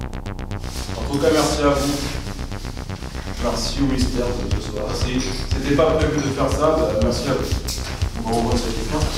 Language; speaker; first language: French; native; French